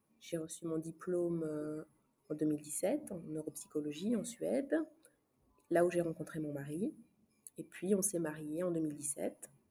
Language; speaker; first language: French; native; French